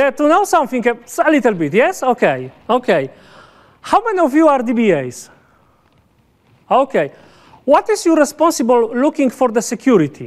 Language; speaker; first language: English; non-native, fluent; Polish